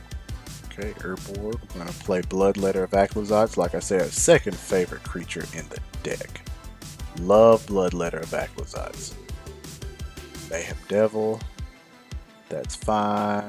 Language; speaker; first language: English; native; English